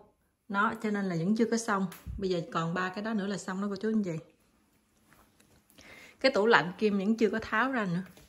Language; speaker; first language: Vietnamese; native; Vietnamese